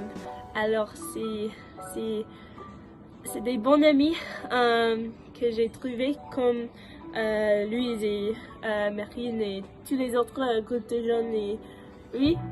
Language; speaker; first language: French; non-native, learner; English